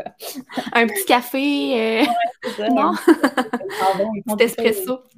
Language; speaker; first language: French; native; French